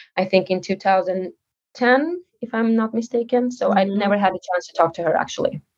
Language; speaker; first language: English; early bilingual, other home language; Uzbek